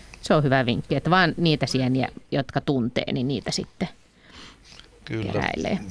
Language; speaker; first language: Finnish; native; Finnish